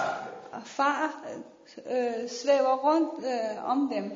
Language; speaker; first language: Danish; non-native, fluent; Persian